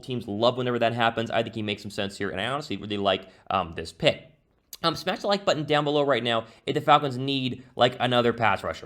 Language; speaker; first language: English; native; English